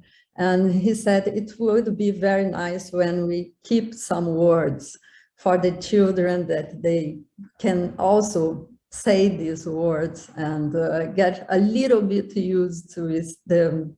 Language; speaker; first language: English; non-native, learner; Portuguese